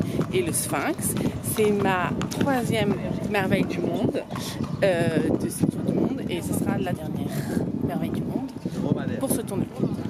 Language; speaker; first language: French; native; French